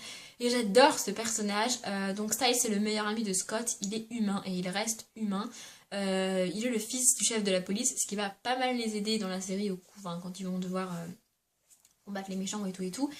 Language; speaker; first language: French; native; French